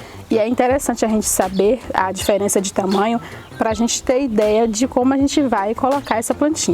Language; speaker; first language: Portuguese; native; Portuguese